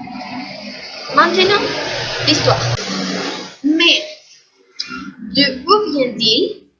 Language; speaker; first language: French; non-native, learner; Spanish